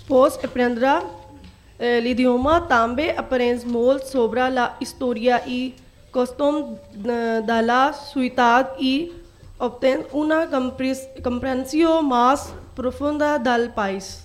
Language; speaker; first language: Catalan; non-native, learner; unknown